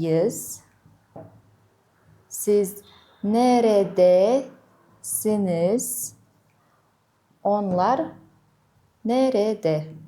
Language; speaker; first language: Turkish; non-native, fluent; Kazakh